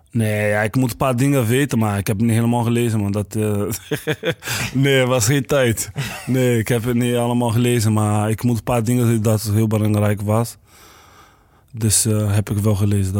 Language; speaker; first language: Dutch; non-native, learner; Portuguese